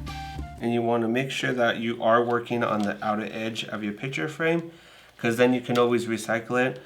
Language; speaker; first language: English; native; English